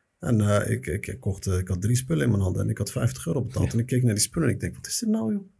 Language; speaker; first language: Dutch; early bilingual, other home language; Arabic